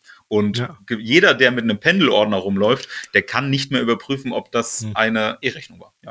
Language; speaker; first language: German; native; German